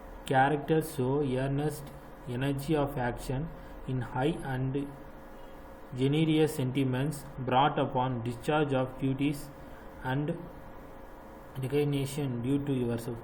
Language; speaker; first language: English; non-native, local second language; Tamil